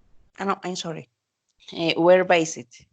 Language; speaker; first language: English; non-native, learner; Spanish